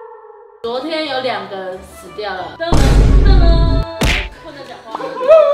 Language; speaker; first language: Chinese; native; Chinese